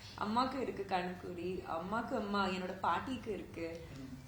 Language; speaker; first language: Tamil; non-native, learner; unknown